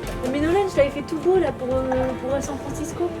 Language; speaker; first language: French; native; French